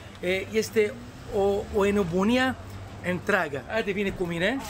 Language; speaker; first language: Romanian; non-native, fluent; Hebrew